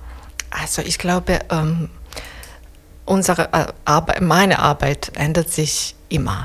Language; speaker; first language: German; non-native, fluent; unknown